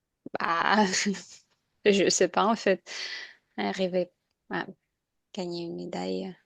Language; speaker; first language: French; non-native, learner; Ukrainian